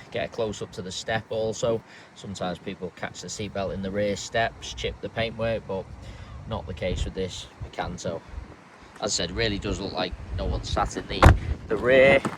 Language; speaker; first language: English; native; English